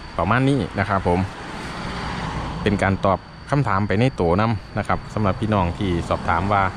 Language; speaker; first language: Thai; non-native, local second language; Lao